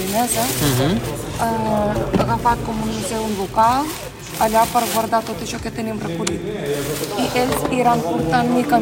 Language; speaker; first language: Catalan; non-native, learner; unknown